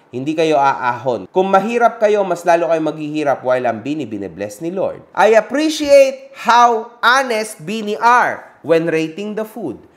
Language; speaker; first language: Filipino; native; Filipino